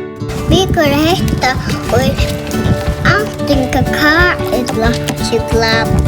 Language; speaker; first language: Norwegian; non-native, learner; Faroese